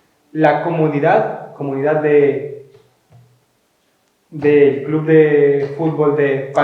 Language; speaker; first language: Spanish; non-native, fluent; Ukrainian